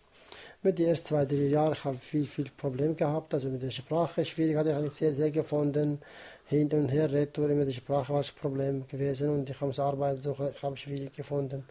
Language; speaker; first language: German; non-native, learner; Kurdish